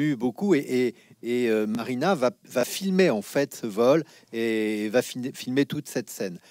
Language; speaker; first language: French; native; French